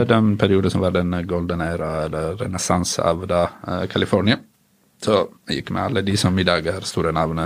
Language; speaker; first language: Norwegian; non-native, fluent; Italian